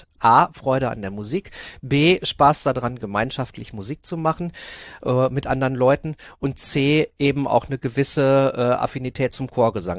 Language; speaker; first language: German; native; German